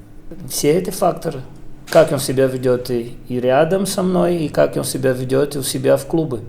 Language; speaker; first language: Russian; non-native, fluent; Portuguese